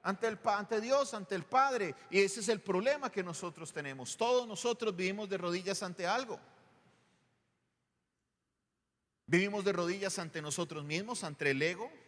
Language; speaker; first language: Spanish; native; Spanish